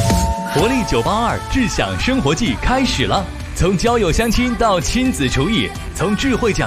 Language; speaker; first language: Chinese; native; Chinese